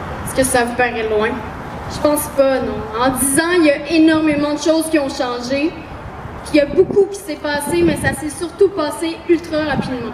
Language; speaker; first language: French; native; French